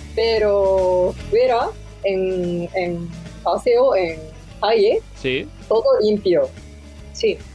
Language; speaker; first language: Spanish; non-native, learner; Japanese